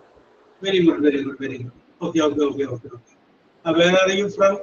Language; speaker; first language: English; non-native, fluent; Malayalam